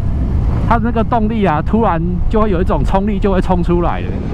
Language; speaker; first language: Chinese; native; Chinese